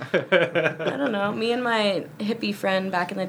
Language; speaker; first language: English; native; English